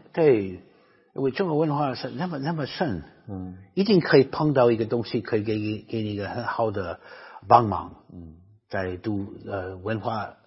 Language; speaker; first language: Chinese; non-native, fluent; English